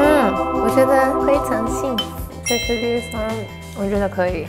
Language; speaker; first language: Chinese; non-native, fluent; Japanese